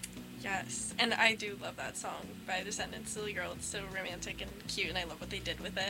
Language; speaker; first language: English; native; English